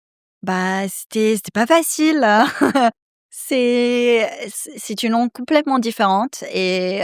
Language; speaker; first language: French; non-native, fluent; Serbian